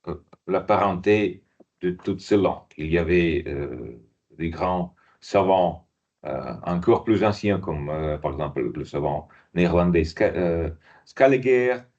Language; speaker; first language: French; non-native, fluent; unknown